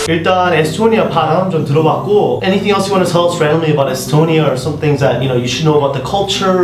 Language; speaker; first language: English; native; English